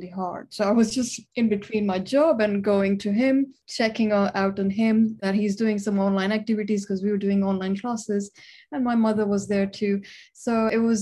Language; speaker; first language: English; non-native, local second language; Urdu